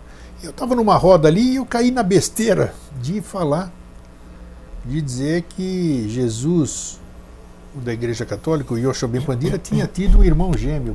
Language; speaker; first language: Portuguese; native; Portuguese